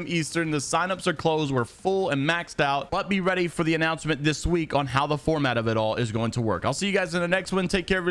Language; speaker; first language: English; native; English